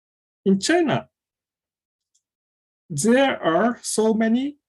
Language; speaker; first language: English; non-native, fluent; Japanese